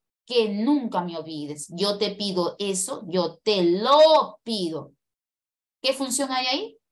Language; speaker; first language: Spanish; native; Spanish